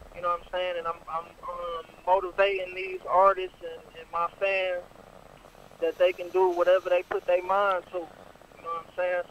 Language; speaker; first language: English; native; English